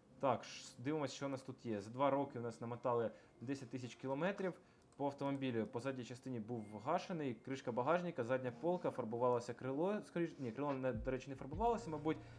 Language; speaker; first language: Ukrainian; non-native, local second language; Russian